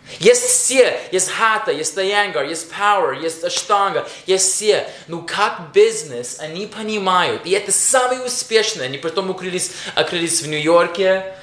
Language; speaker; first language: Russian; non-native, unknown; English